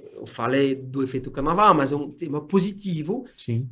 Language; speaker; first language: Portuguese; non-native, fluent; French